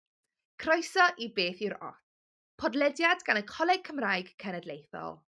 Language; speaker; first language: Welsh; native; Welsh